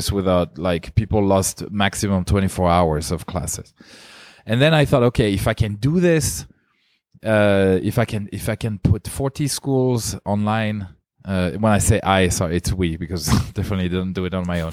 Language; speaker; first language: English; non-native, fluent; French